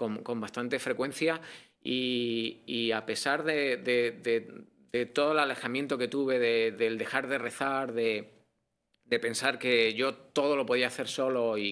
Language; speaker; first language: Spanish; native; Spanish